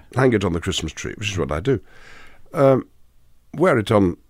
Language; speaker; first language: English; native; English